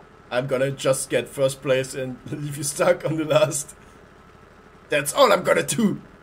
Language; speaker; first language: English; non-native, fluent; German